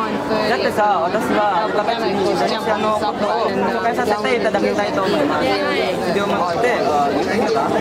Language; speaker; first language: Japanese; non-native, learner; Indonesian